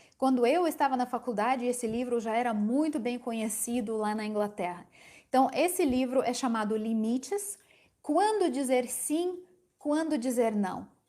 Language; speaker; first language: Portuguese; non-native, fluent; Ukrainian